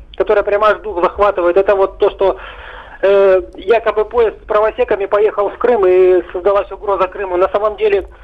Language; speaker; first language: Russian; native; Russian